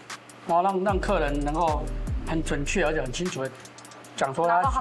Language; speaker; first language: Chinese; native; Chinese